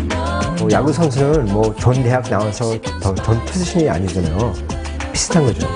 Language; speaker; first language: Korean; early bilingual, heritage; Korean